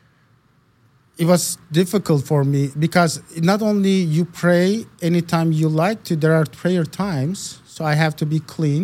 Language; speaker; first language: English; non-native, fluent; Turkish